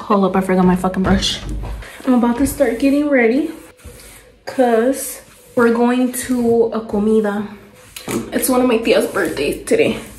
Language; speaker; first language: English; early bilingual, other home language; Spanish